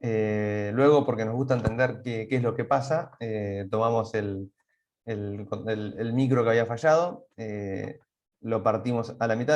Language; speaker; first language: Spanish; native; Spanish